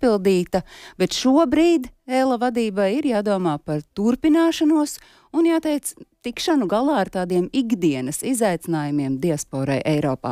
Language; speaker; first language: Latvian; native; Latvian